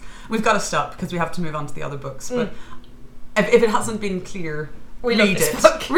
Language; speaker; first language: English; native; English